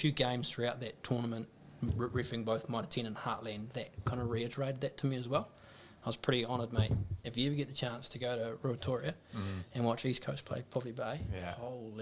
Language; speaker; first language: English; native; English